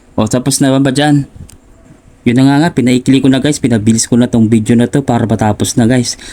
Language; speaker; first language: Filipino; native; Filipino